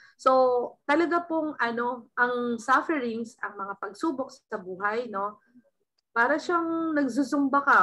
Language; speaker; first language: Filipino; native; Filipino